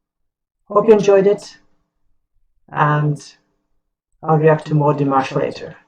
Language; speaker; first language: English; non-native, fluent; Norwegian